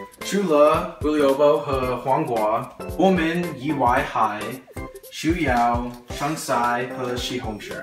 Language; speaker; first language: Chinese; non-native, learner; English